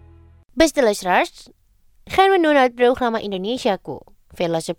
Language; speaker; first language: Dutch; non-native, learner; Indonesian